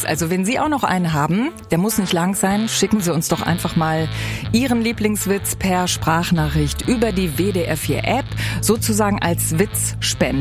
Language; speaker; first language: German; native; German